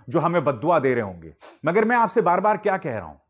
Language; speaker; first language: Hindi; native; Hindi